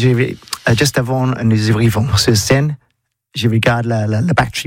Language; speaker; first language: French; non-native, learner; English